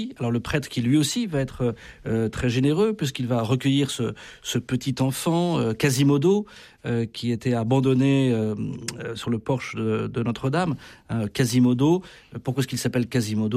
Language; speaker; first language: French; native; French